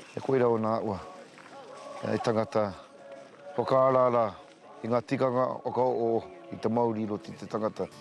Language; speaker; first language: Māori; native; Māori